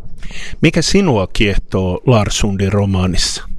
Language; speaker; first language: Finnish; native; Finnish